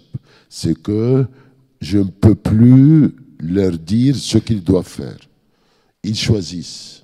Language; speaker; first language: French; non-native, fluent; Arabic